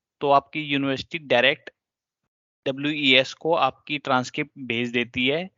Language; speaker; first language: Hindi; native; Hindi